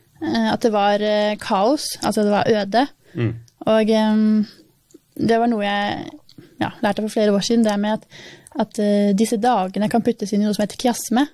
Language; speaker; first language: Norwegian; native; Norwegian